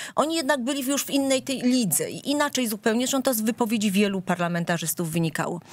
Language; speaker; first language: Polish; native; Polish